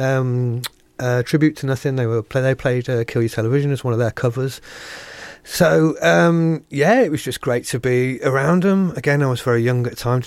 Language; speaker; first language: English; native; English